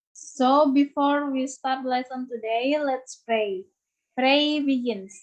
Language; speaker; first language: English; non-native, learner; Indonesian